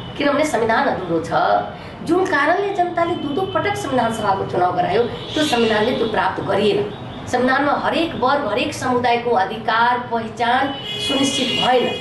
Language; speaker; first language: Nepali; non-native, local second language; Maithili